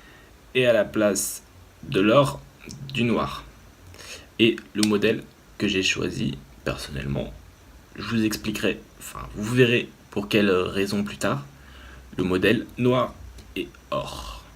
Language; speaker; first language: French; native; French